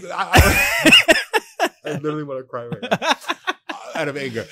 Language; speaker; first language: English; early bilingual, other home language; Spanish